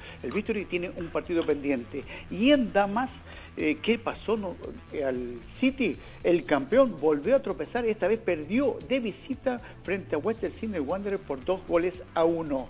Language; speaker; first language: Spanish; native; Spanish